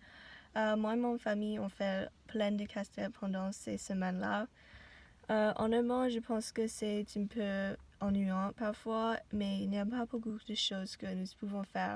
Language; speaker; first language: French; non-native, learner; English